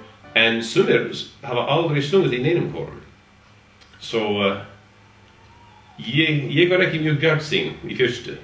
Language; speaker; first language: Icelandic; non-native, learner; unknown